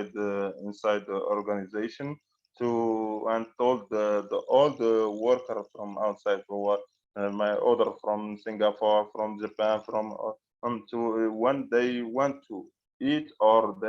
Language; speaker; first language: English; non-native, fluent; Arabic